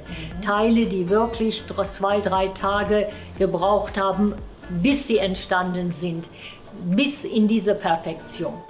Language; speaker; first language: German; non-native, fluent; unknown